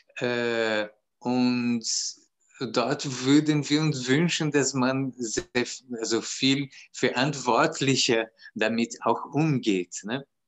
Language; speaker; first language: German; non-native, fluent; Portuguese